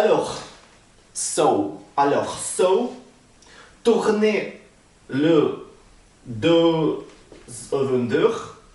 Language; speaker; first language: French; non-native, learner; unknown